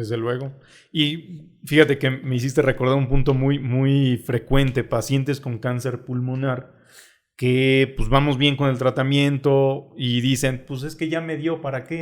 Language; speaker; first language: Spanish; native; Spanish